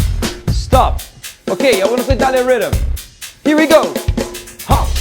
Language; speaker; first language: English; non-native, local second language; Papiamento